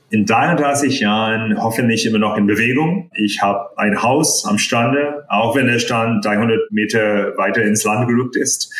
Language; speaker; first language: German; non-native, fluent; English